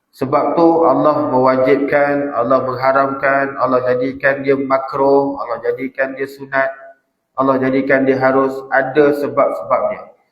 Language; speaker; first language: Malay; native; Malay